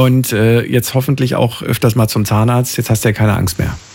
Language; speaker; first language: German; native; German